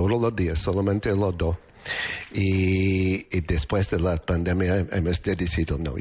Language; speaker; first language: Spanish; non-native, learner; English